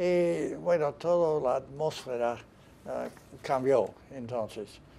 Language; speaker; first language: Spanish; non-native, fluent; English